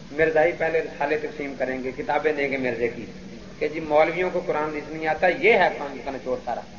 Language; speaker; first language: Urdu; non-native, local second language; Punjabi